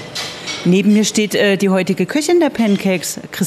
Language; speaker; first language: German; native; German